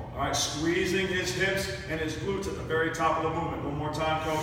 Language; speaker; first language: English; native; English